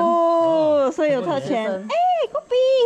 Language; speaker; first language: Chinese; native; Chinese